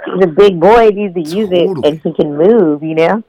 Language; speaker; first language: English; native; English